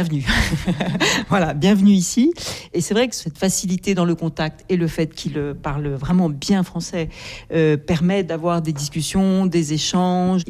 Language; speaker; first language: French; native; French